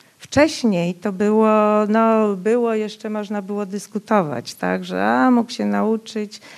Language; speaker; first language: Polish; non-native, local second language; Rusyn